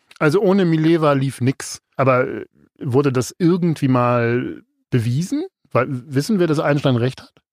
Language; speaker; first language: German; native; German